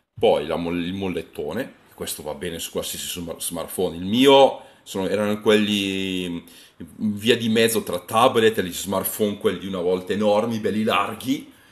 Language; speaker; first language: Italian; native; Italian